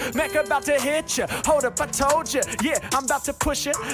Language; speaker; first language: English; native; English